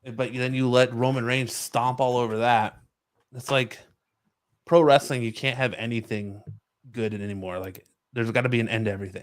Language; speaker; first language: English; native; English